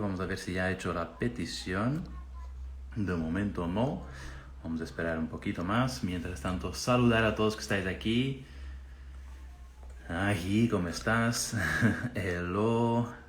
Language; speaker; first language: Spanish; non-native, fluent; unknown